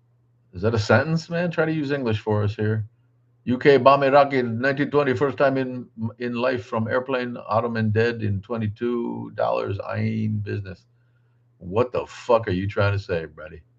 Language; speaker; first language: English; native; English